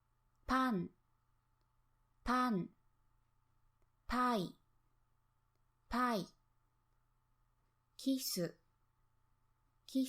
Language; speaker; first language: Japanese; native; Japanese